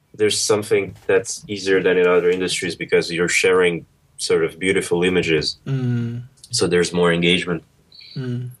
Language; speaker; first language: English; early bilingual, other home language; Russian